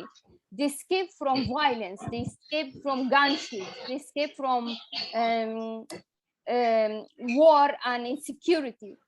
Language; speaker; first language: English; non-native, fluent; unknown